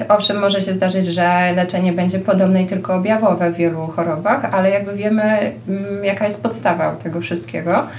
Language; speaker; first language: Polish; native; Polish